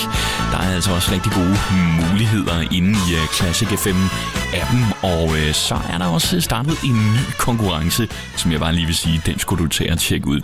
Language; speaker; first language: Danish; native; Danish